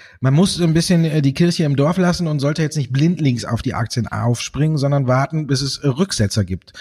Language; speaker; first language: German; native; German